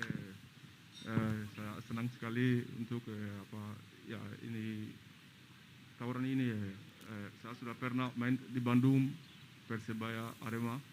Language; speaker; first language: Indonesian; non-native, learner; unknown